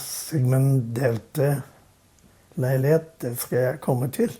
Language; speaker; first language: Norwegian; non-native, fluent; English